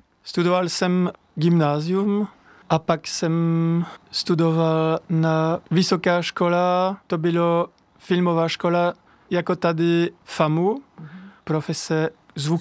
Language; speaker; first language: Czech; non-native, learner; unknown